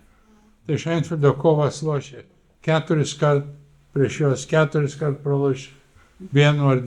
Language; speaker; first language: Lithuanian; native; Lithuanian